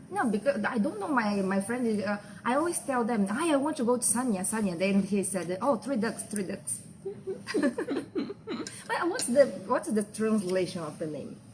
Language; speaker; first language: English; non-native, fluent; Portuguese